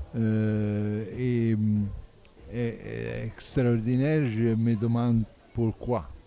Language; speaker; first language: French; non-native, learner; Italian